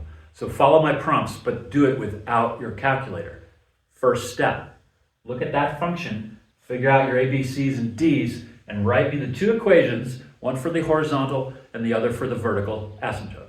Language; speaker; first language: English; native; English